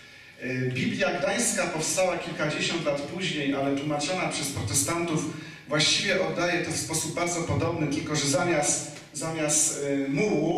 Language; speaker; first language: Polish; native; Polish